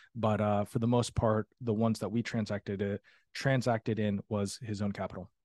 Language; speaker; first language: English; native; English